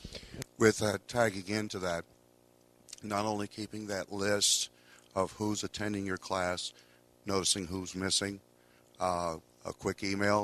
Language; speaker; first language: English; native; English